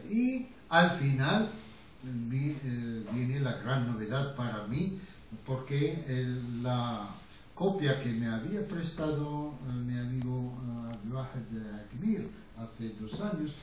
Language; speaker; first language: Spanish; non-native, fluent; Arabic